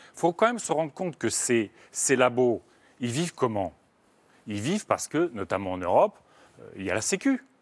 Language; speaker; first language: French; native; French